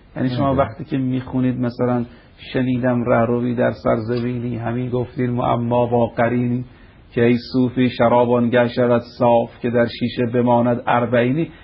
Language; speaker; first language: Persian; native; Persian